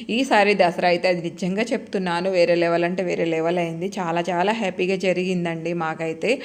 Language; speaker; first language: Telugu; non-native, local second language; Lambadi